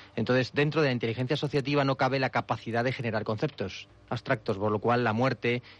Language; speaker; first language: Spanish; native; Spanish